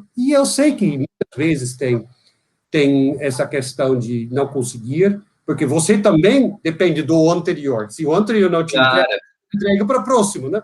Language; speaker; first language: Portuguese; non-native, fluent; Dutch